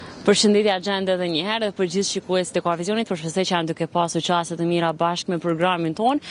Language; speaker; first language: Albanian; native; Albanian